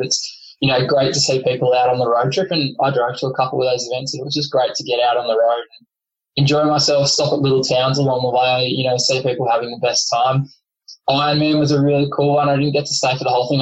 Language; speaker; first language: English; native; English